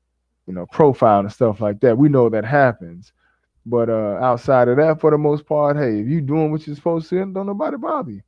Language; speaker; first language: English; native; English